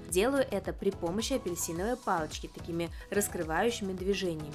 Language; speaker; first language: Russian; native; Russian